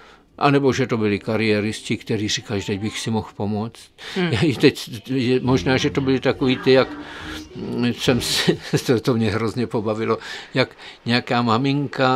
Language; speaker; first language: Czech; native; Czech